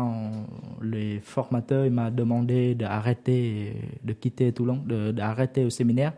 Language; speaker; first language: French; non-native, learner; Vietnamese